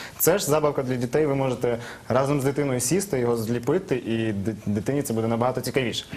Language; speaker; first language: Ukrainian; native; Ukrainian